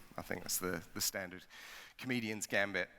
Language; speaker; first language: English; native; English